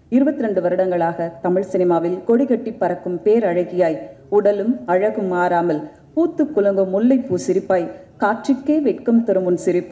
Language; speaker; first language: Tamil; native; Tamil